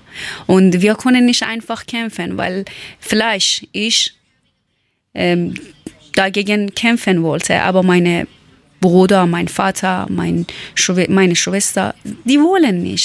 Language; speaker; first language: German; non-native, learner; Persian